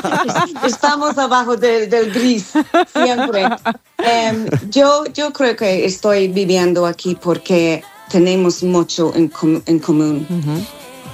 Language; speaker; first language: Spanish; non-native, learner; English